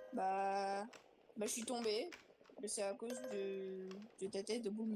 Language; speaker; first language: French; native; French